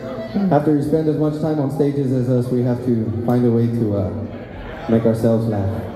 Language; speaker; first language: English; early bilingual, other home language; Spanish